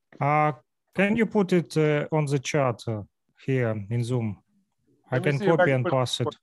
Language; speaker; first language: English; non-native, learner; Russian